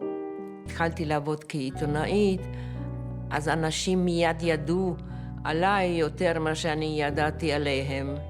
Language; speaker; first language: Hebrew; non-native, fluent; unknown